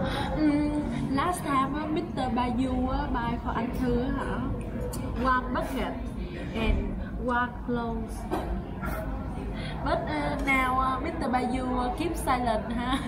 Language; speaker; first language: English; non-native, learner; Vietnamese